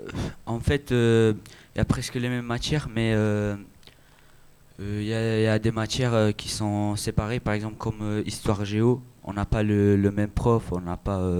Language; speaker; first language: French; non-native, learner; Albanian